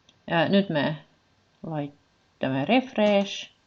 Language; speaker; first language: Finnish; non-native, learner; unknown